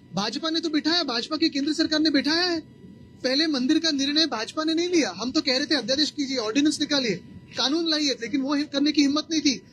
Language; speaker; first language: Hindi; non-native, local second language; Marathi